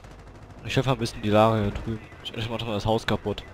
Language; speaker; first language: German; native; German